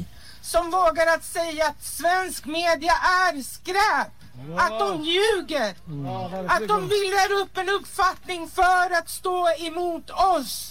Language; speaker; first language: Swedish; early bilingual, other home language; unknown